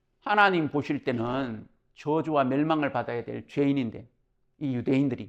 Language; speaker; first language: Korean; native; Korean